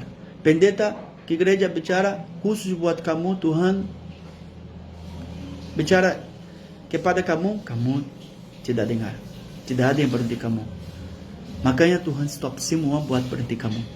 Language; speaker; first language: Indonesian; non-native, learner; Portuguese